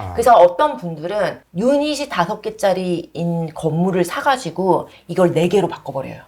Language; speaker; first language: Korean; early bilingual, other home language; English